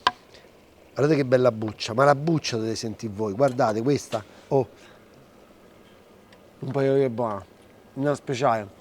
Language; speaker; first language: Italian; native; Italian